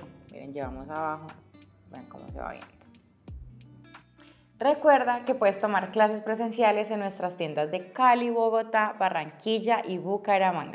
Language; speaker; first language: Spanish; native; Spanish